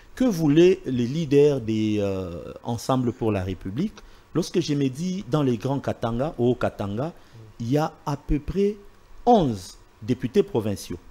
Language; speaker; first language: French; non-native, local second language; Swahili